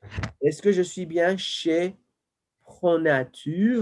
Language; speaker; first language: French; non-native, fluent; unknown